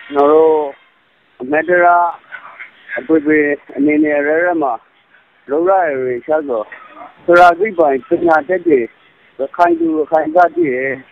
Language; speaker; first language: Burmese; native; Burmese